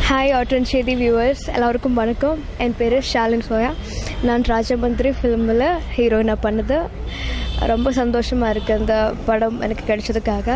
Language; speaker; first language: Tamil; non-native, learner; Malayalam